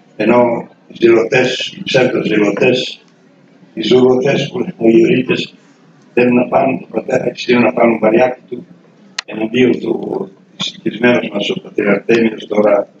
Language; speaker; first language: Greek; non-native, fluent; Serbian